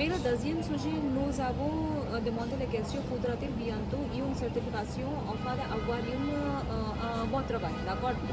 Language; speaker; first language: French; non-native, learner; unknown